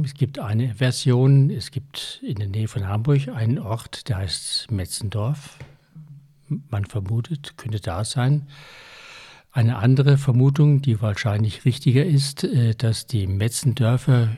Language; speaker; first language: German; native; German